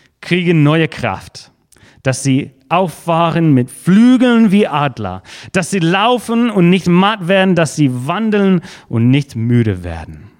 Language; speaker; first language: German; non-native, fluent; English